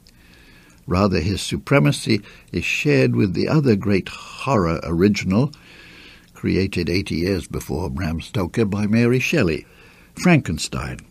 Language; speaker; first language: English; native; English